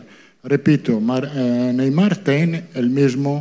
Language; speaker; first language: Portuguese; non-native, fluent; Italian